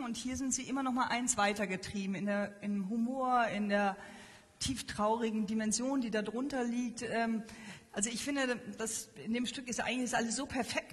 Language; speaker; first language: German; native; German